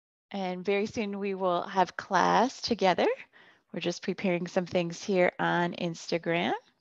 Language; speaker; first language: English; native; English